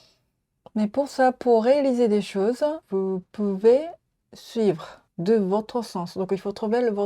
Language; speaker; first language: French; non-native, learner; Japanese